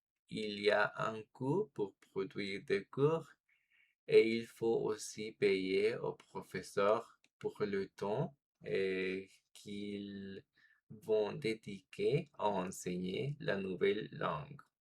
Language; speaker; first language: French; non-native, fluent; Spanish